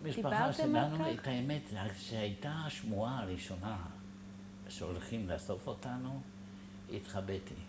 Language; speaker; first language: Hebrew; non-native, fluent; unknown